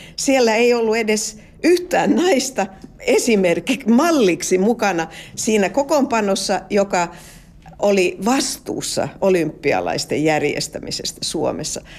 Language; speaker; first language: Finnish; non-native, local second language; Swedish